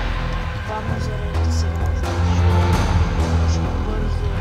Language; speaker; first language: Bulgarian; native; Bulgarian